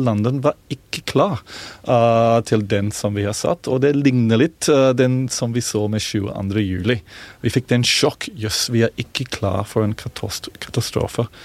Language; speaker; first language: Norwegian; non-native, fluent; English